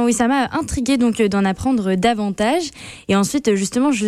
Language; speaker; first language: French; native; French